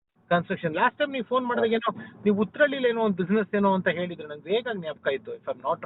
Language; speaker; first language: Kannada; native; Kannada